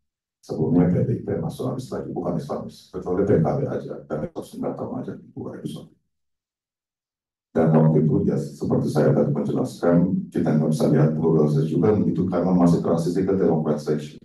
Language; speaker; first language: Indonesian; non-native, fluent; Turkish